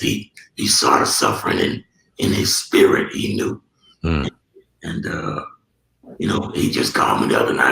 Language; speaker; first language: English; native; English